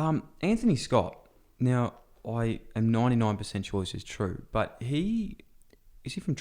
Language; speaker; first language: English; native; English